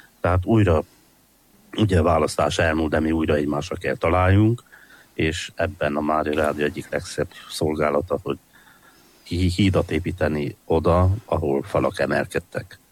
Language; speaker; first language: Hungarian; native; Hungarian